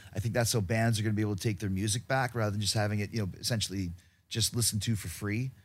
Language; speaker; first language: English; native; English